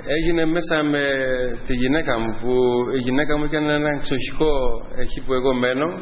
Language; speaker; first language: Greek; non-native, fluent; Albanian